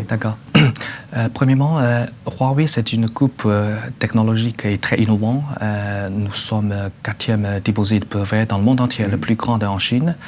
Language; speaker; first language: French; non-native, learner; Chinese